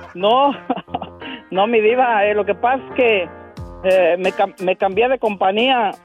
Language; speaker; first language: Spanish; native; Spanish